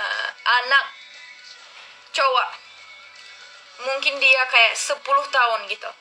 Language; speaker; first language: Indonesian; non-native, learner; Turkish